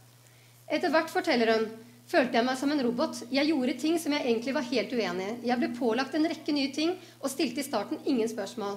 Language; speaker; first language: Norwegian; native; Norwegian